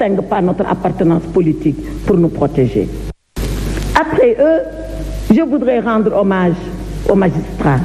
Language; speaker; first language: French; non-native, local second language; Fula